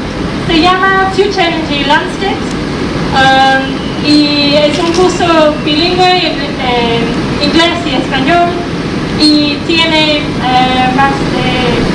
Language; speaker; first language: Spanish; non-native, fluent; English